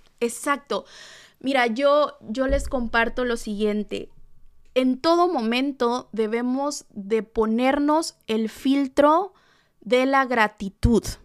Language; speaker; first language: Spanish; native; Spanish